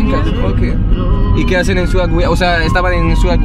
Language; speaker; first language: Spanish; non-native, fluent; French